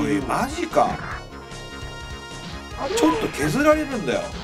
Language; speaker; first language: Japanese; native; Japanese